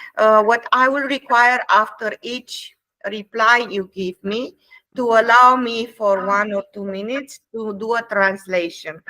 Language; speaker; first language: English; non-native, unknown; Romanian